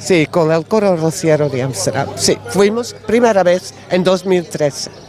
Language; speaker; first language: Spanish; non-native, learner; Dutch